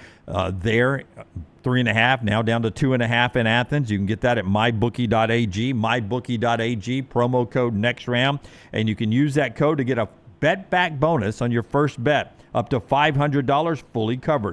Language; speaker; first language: English; native; English